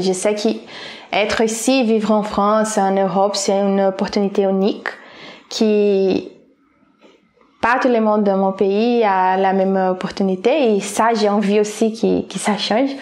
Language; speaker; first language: French; non-native, fluent; Portuguese